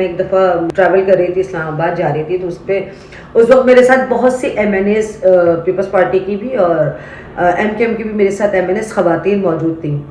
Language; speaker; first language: Urdu; native; Urdu